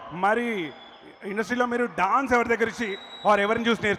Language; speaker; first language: Telugu; native; Telugu